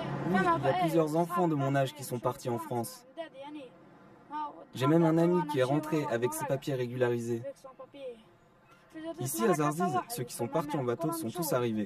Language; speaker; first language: French; non-native, local second language; Arabic